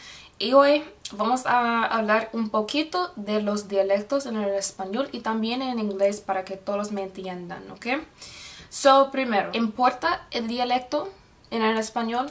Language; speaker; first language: Spanish; non-native, fluent; English